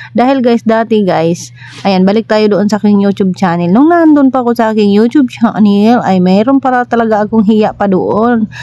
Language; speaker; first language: Filipino; non-native, local second language; Waray